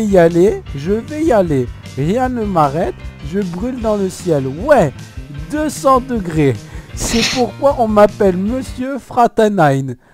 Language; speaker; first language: French; native; French